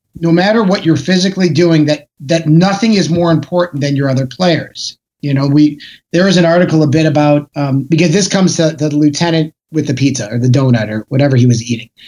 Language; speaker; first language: English; native; English